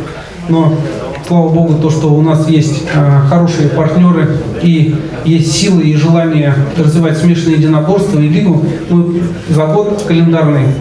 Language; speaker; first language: Russian; native; Russian